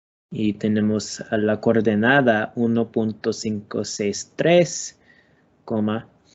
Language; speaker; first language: Spanish; non-native, learner; English